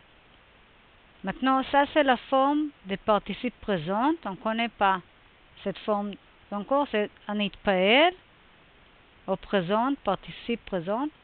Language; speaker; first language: French; non-native, fluent; Hebrew